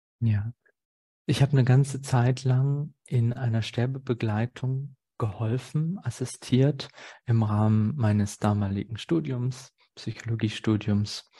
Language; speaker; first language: German; native; German